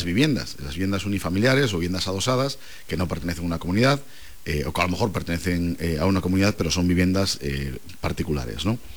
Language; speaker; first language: Spanish; native; Spanish